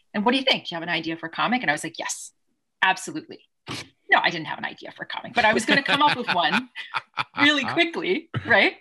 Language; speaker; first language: English; native; English